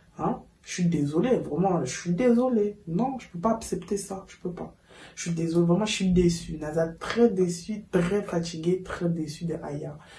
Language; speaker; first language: French; native; French